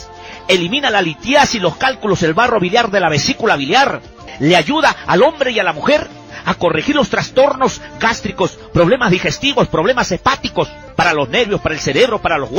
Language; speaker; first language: Spanish; native; Spanish